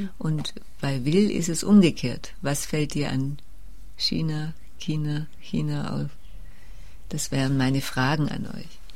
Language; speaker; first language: German; native; German